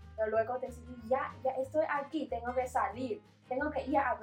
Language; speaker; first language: Spanish; non-native, learner; Chinese